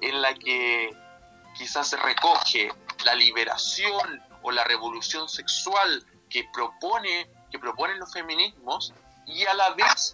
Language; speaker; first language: Spanish; native; Spanish